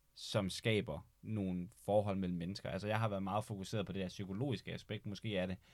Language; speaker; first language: Danish; native; Danish